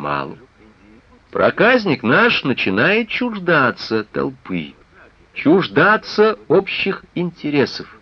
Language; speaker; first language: Russian; native; Russian